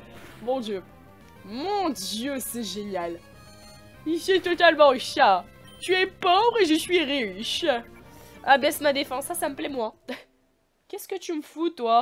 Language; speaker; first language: French; native; French